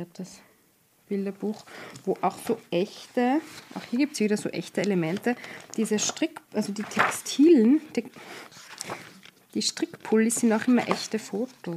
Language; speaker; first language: German; native; German